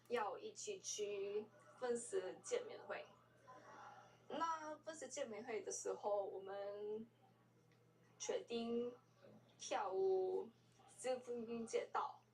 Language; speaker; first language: Chinese; non-native, learner; Korean